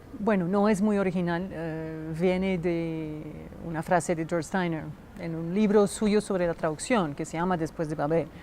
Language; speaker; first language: Spanish; non-native, fluent; English